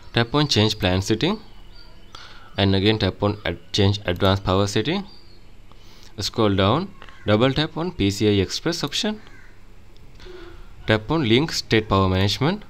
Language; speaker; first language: English; non-native, fluent; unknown